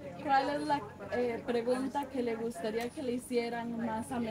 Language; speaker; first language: Spanish; native; Spanish